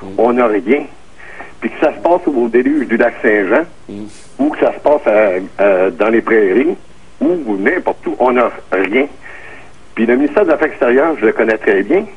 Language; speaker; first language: French; native; French